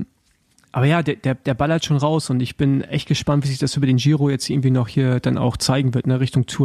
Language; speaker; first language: German; native; German